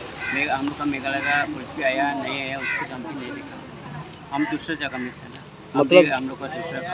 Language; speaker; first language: Hindi; non-native, local second language; Khasi